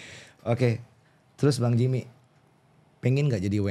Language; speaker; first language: Indonesian; native; Indonesian